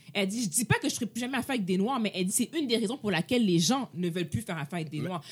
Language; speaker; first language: French; native; French